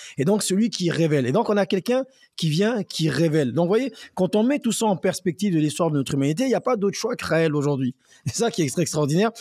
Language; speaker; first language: French; native; French